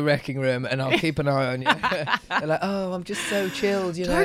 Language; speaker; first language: English; native; English